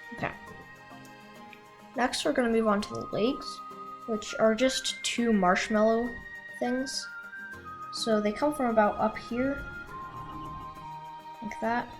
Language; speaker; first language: English; native; English